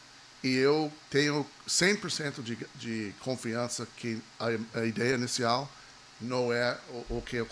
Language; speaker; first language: Portuguese; non-native, fluent; English